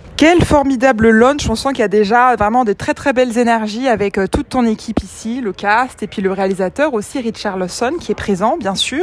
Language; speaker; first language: French; native; French